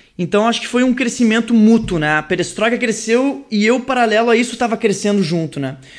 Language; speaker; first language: Portuguese; early bilingual, other home language; French